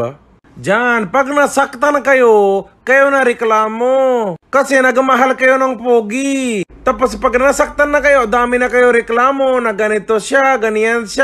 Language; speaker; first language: Filipino; non-native, fluent; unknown